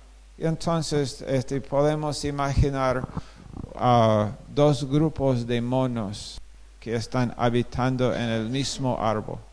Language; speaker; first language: Spanish; non-native, fluent; English